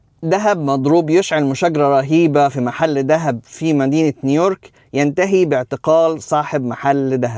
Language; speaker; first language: Arabic; native; Arabic